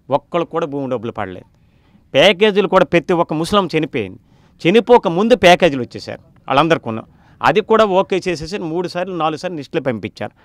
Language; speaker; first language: Telugu; native; Telugu